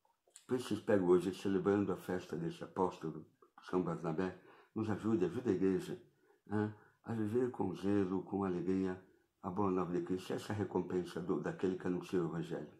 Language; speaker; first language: Portuguese; native; Portuguese